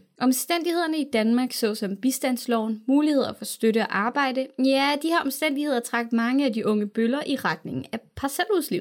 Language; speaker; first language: Danish; native; Danish